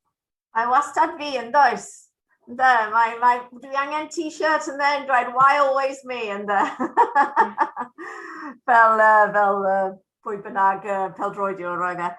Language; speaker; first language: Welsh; non-native, fluent; English